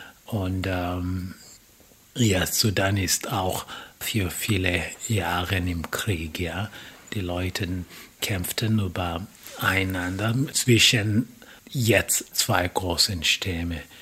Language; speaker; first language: German; non-native, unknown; Swahili